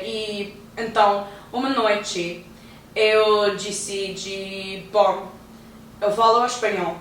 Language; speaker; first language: Portuguese; non-native, learner; English